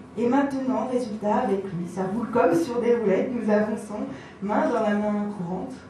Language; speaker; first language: French; native; French